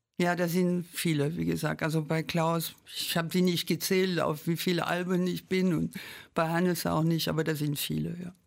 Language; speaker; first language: German; non-native, fluent; French